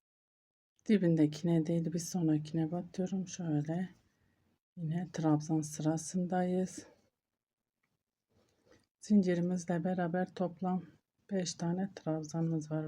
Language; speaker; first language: Turkish; native; Turkish